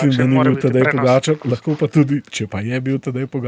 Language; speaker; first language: Slovenian; native; Slovenian